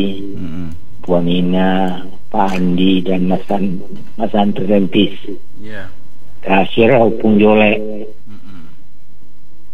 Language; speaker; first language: Indonesian; non-native, local second language; Minangkabau